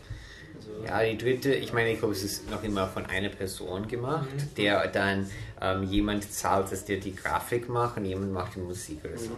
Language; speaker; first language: German; non-native, fluent; English